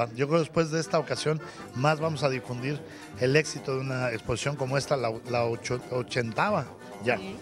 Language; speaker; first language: Spanish; native; Spanish